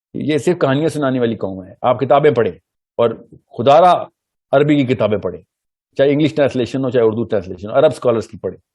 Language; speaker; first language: Urdu; early bilingual, heritage; Urdu